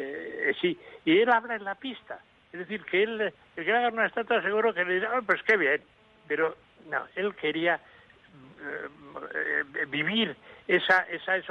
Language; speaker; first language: Spanish; native; Spanish